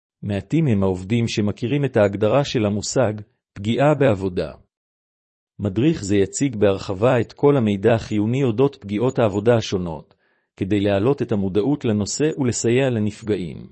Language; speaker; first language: Hebrew; native; Hebrew